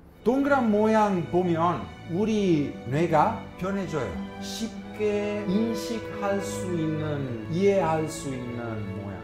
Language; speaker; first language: Korean; non-native, fluent; Italian